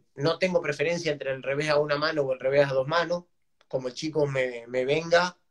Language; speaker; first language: Spanish; native; Spanish